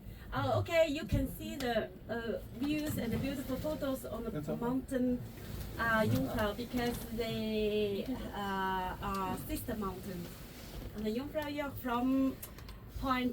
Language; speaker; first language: English; non-native, learner; Chinese